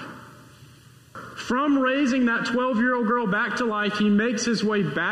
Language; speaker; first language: English; native; English